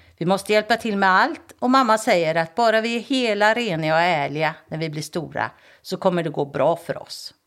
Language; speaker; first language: Swedish; native; Swedish